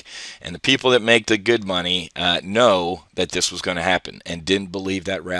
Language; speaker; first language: English; native; English